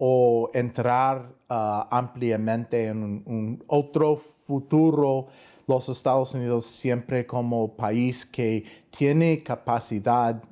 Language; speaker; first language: Spanish; non-native, fluent; English